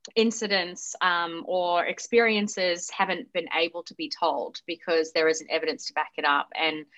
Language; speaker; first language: English; native; English